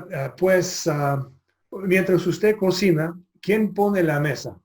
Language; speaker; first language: Spanish; non-native, fluent; English